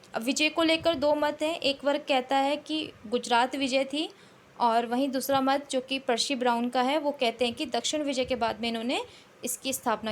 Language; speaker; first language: Hindi; native; Hindi